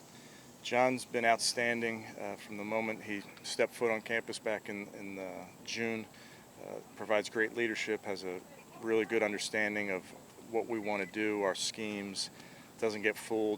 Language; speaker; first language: English; native; English